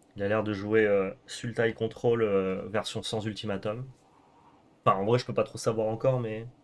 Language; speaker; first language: French; native; French